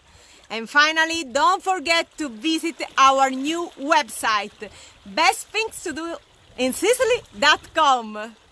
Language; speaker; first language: English; non-native, learner; Italian